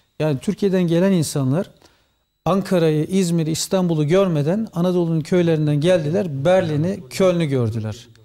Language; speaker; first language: Turkish; early bilingual, heritage; Turkish